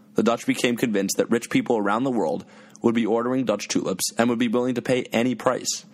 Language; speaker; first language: English; native; English